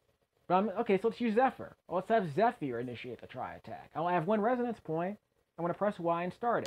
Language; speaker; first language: English; native; English